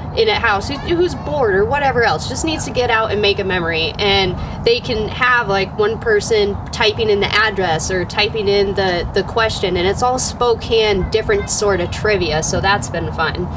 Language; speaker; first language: English; native; English